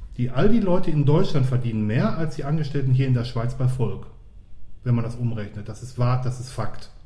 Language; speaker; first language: German; native; German